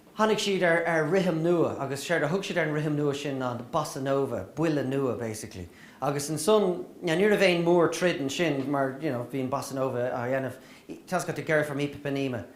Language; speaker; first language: Irish; native; Irish